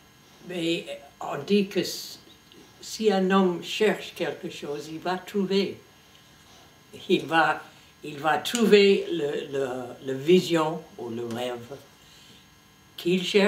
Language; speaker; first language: French; non-native, fluent; English